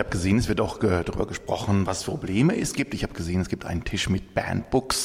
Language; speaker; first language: German; native; German